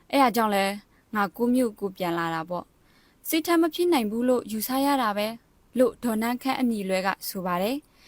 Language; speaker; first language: Burmese; non-native, local second language; Shan